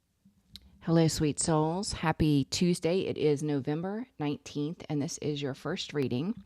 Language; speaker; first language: English; native; English